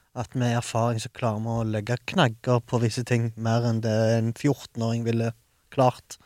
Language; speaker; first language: Norwegian; early bilingual, other home language; Arabic